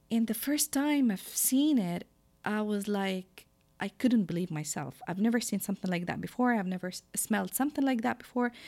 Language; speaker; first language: English; non-native, fluent; Arabic